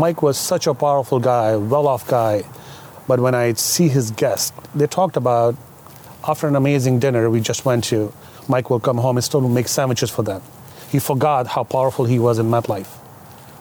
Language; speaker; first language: English; non-native, local second language; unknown